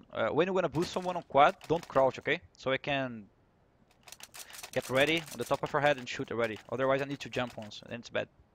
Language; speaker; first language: English; non-native, fluent; Portuguese